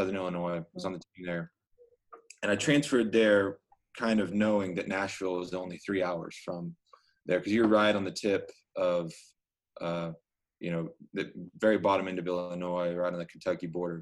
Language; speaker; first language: English; native; English